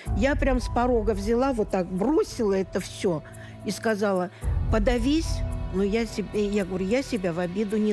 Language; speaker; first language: Russian; native; Russian